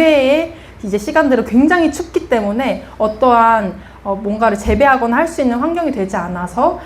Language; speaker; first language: Korean; native; Korean